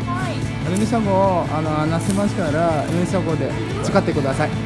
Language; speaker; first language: Japanese; non-native, fluent; Indonesian